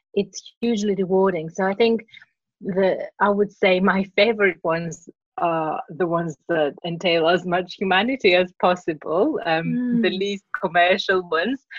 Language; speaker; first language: English; non-native, fluent; Greek